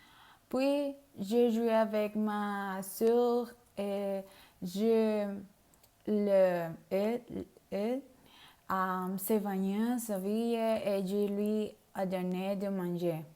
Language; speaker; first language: French; non-native, learner; Spanish